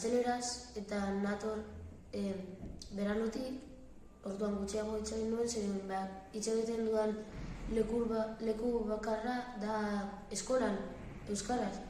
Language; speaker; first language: Basque; early bilingual, other home language; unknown